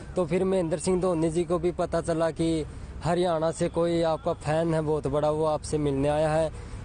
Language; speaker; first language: Hindi; native; Hindi